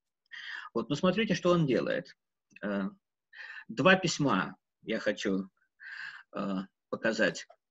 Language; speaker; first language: Russian; native; Russian